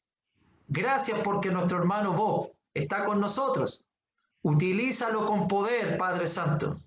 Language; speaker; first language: Spanish; native; Spanish